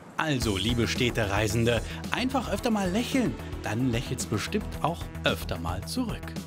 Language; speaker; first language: German; native; German